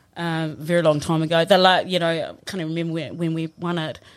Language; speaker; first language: English; native; English